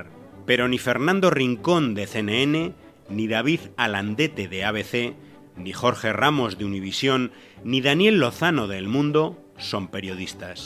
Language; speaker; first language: Spanish; native; Spanish